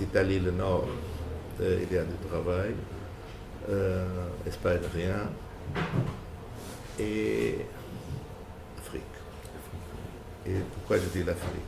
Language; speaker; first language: French; non-native, fluent; Portuguese